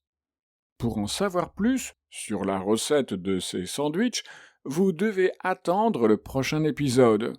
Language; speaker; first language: French; native; French